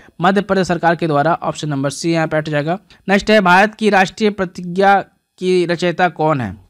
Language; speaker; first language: Hindi; native; Hindi